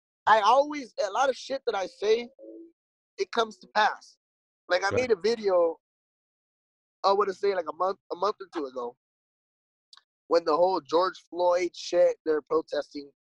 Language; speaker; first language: English; native; English